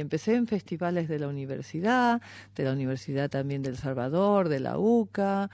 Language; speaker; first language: Spanish; native; Spanish